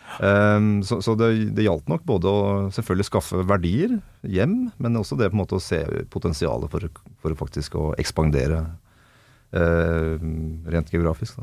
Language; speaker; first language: Norwegian; native; Norwegian